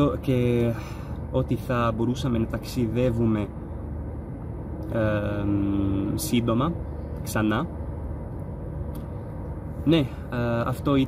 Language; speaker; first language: Greek; non-native, fluent; Arabic